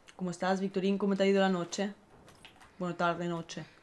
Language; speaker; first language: Italian; non-native, fluent; German